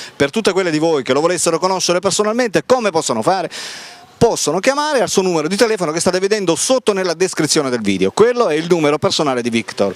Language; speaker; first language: Italian; native; Italian